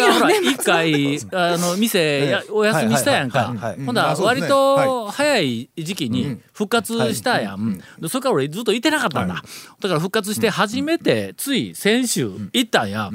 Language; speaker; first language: Japanese; native; Japanese